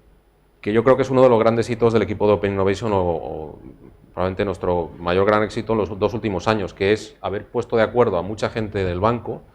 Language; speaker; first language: Spanish; native; Spanish